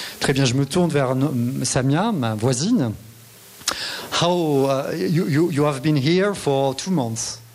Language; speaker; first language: French; native; French